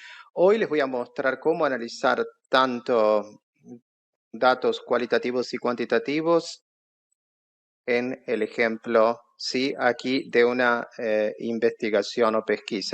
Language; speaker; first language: Spanish; non-native, fluent; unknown